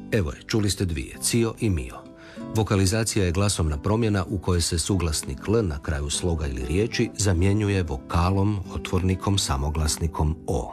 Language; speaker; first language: Serbian; native; Serbian